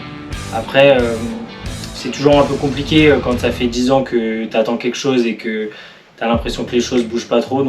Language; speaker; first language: French; native; French